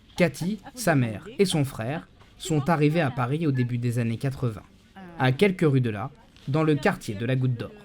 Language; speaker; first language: French; native; French